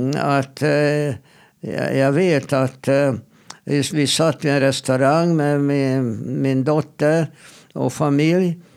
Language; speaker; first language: Swedish; non-native, fluent; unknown